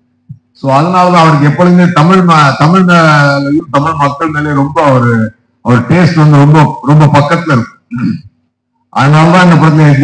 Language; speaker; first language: Tamil; native; Tamil